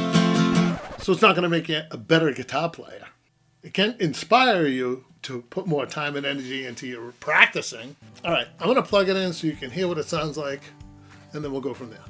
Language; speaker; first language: English; native; English